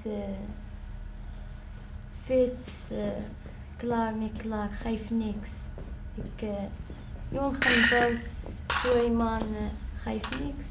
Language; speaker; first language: Dutch; non-native, learner; Arabic